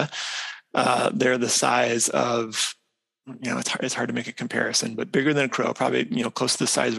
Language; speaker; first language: English; native; English